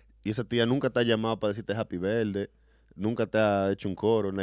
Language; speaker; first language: Spanish; early bilingual, heritage; Spanish